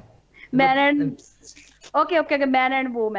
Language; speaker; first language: English; non-native, learner; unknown